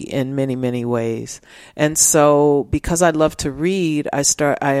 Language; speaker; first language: English; native; English